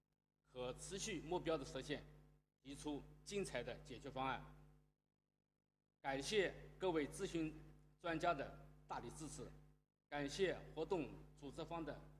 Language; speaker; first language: Chinese; native; Chinese